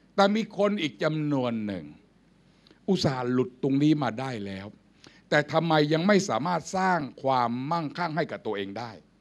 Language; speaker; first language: Thai; native; Thai